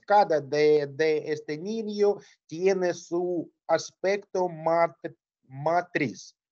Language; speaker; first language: Spanish; non-native, learner; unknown